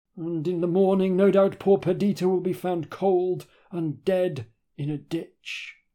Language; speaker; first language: English; native; English